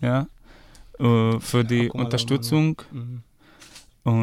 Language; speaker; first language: German; non-native, fluent; Arabic